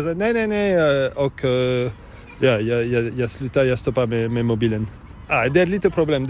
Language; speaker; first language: Swedish; non-native, learner; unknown